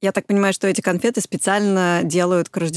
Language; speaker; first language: Russian; native; Russian